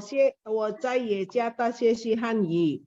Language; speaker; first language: Chinese; non-native, learner; Indonesian